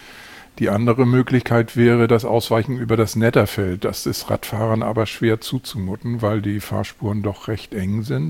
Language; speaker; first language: German; native; German